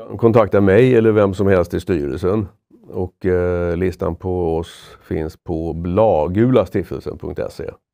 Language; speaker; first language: Swedish; native; Swedish